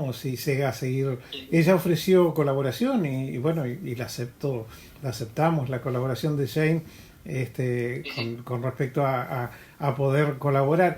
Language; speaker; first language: Spanish; native; Spanish